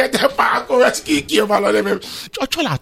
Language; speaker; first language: Hungarian; non-native, fluent; Yoruba